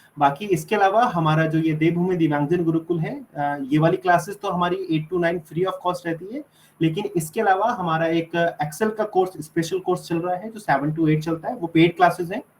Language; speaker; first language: Hindi; native; Hindi